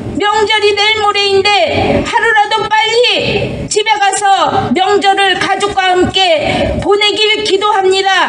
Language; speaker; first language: Korean; native; Korean